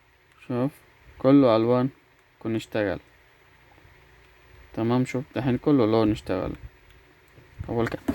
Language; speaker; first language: Arabic; non-native, learner; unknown